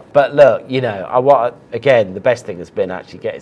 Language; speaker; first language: English; native; English